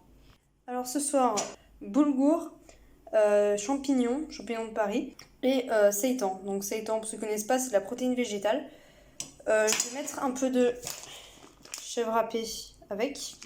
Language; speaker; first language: French; native; French